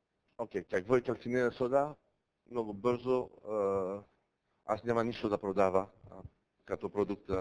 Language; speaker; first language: Bulgarian; non-native, learner; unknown